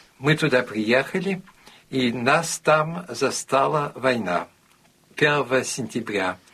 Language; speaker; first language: Russian; early bilingual, heritage; Russian